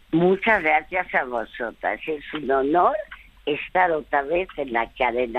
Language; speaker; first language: Spanish; early bilingual, other home language; French